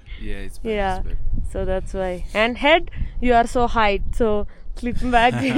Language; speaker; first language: English; non-native, learner; Malayalam